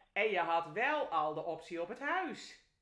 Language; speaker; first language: Dutch; native; Dutch